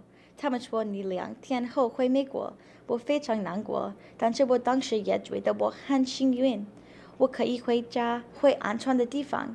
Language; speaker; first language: Chinese; non-native, learner; English